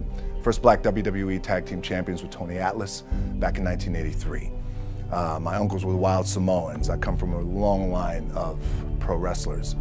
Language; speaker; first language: English; native; English